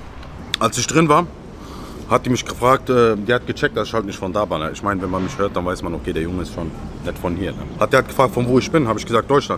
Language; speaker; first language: German; non-native, local second language; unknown